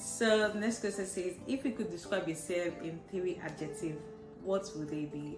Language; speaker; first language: English; non-native, local second language; Yoruba